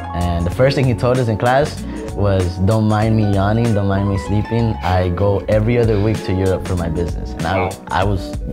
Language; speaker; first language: English; early bilingual, other home language; Spanish